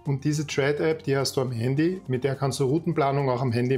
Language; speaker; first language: German; native; German